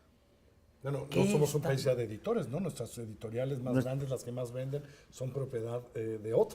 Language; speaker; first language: Spanish; native; Spanish